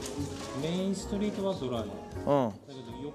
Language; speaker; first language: Japanese; non-native, learner; English